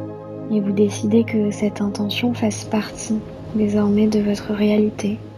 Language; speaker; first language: French; native; French